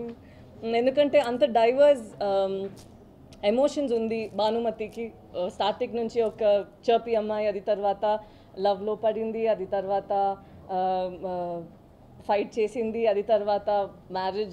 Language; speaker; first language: Telugu; non-native, fluent; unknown